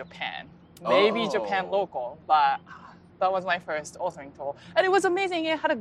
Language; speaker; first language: English; non-native, fluent; Japanese